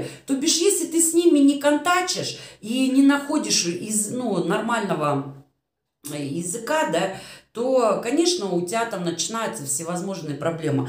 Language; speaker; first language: Russian; native; Russian